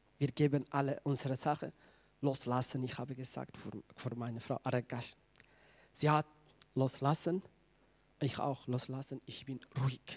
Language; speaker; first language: German; non-native, learner; Tigrinya